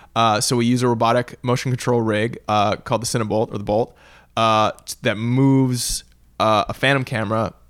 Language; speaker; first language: English; native; English